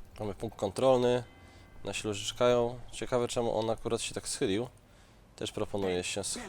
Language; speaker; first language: Polish; native; Polish